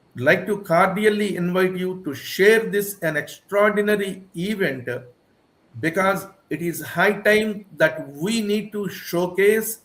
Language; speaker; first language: English; non-native, local second language; Telugu